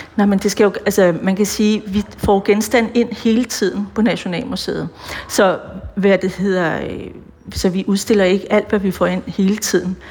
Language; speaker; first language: Danish; native; Danish